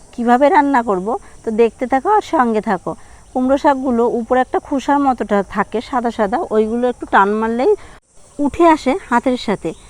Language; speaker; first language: Bangla; native; Bangla